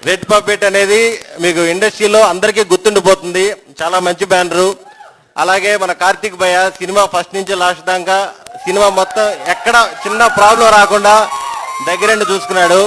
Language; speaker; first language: Telugu; native; Telugu